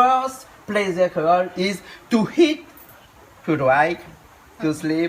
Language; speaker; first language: English; non-native, learner; French